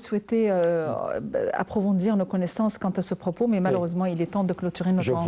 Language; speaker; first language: French; non-native, local second language; Arabic